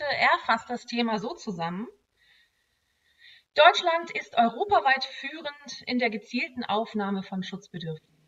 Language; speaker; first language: German; native; German